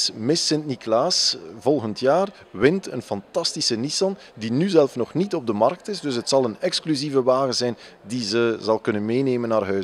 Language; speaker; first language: Dutch; native; Dutch